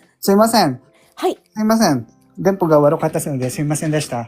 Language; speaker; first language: Japanese; non-native, learner; Filipino